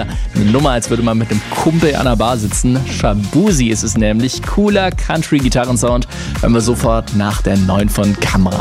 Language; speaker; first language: German; native; German